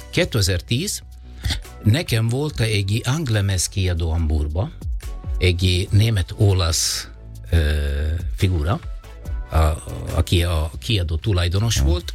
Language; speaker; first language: Hungarian; non-native, fluent; Italian